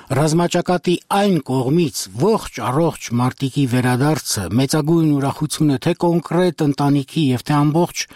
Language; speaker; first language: Armenian; native; Armenian